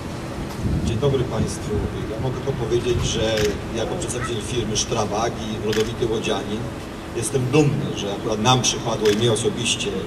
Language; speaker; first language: Polish; native; Polish